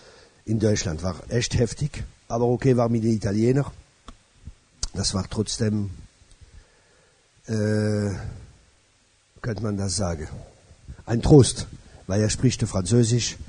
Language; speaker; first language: German; non-native, fluent; French